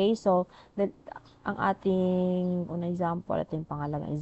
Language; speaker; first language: Filipino; native; Filipino